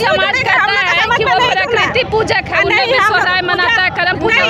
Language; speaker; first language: Hindi; native; Hindi